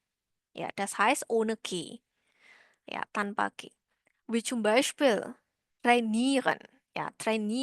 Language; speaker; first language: German; non-native, learner; Indonesian